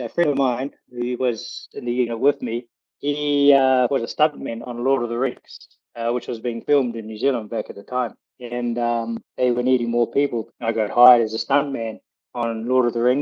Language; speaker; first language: English; native; English